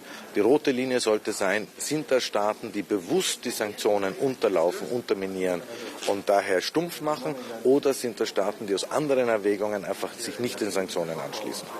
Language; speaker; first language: German; native; German